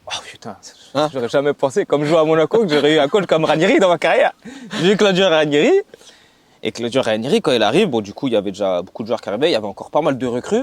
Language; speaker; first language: French; native; French